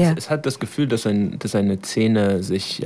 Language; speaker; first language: German; non-native, learner; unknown